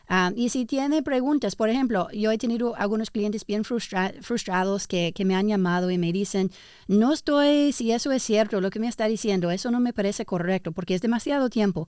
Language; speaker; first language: Spanish; early bilingual, heritage; English